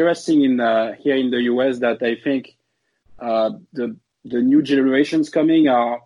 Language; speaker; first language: English; non-native, fluent; French